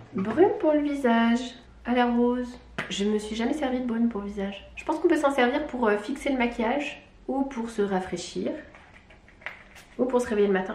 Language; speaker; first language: French; native; French